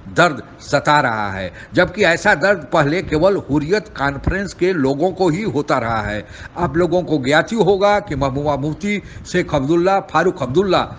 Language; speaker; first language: Hindi; native; Hindi